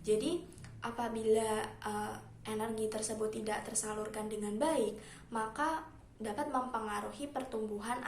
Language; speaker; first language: Indonesian; native; Indonesian